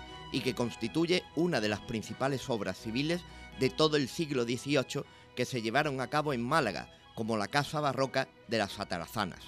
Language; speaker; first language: Spanish; native; Spanish